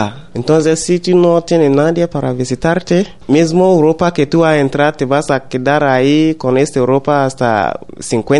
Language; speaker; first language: Spanish; non-native, learner; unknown